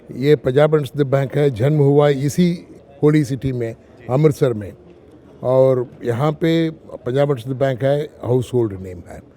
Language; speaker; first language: Hindi; non-native, local second language; Tamil